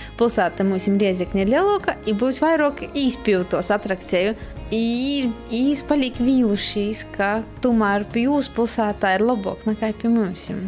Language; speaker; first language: Latvian; native; Latvian